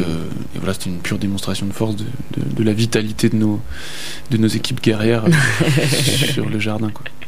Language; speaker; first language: French; native; French